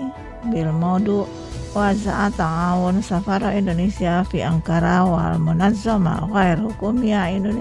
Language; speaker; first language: Arabic; non-native, fluent; Indonesian